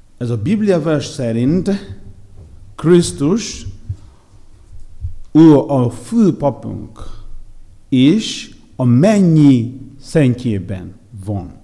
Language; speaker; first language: Hungarian; non-native, fluent; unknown